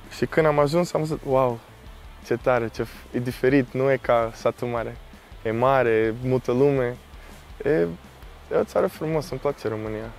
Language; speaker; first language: Romanian; early bilingual, heritage; Romanian